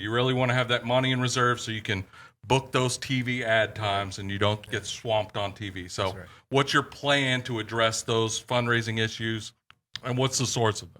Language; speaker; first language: English; native; English